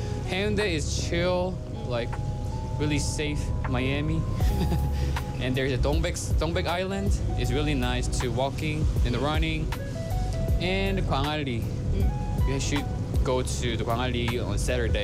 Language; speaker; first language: English; non-native, learner; Korean